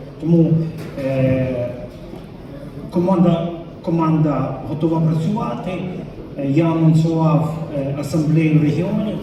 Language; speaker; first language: Ukrainian; non-native, local second language; Russian